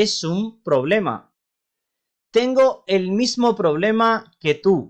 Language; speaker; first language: Spanish; non-native, fluent; Urdu